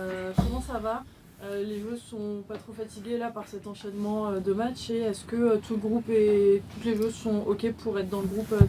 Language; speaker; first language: French; native; French